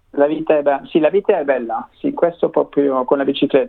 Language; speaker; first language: Italian; non-native, fluent; French